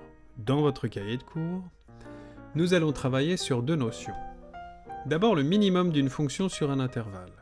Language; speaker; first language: French; native; French